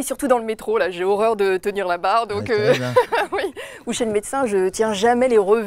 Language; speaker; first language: French; native; French